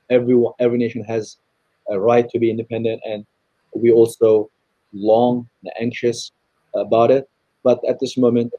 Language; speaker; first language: English; non-native, fluent; Chinese